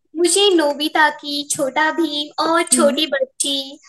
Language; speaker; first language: Hindi; non-native, local second language; Marathi